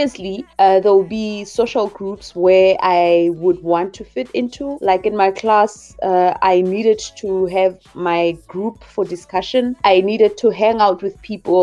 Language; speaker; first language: English; non-native, local second language; Southern Sotho